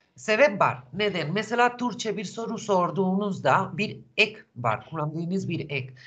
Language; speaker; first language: Turkish; non-native, fluent; Spanish